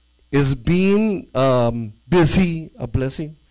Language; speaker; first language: English; early bilingual, other home language; Spanish